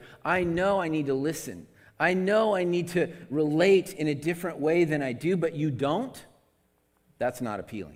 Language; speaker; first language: English; native; English